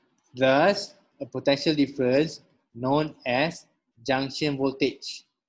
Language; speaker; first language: English; non-native, local second language; Malay